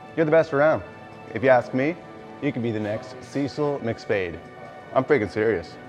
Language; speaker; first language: English; native; English